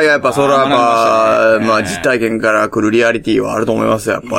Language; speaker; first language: Japanese; native; Japanese